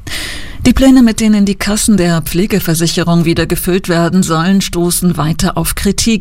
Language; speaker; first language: German; native; German